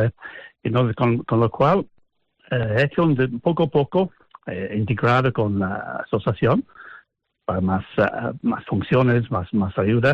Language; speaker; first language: Spanish; non-native, fluent; English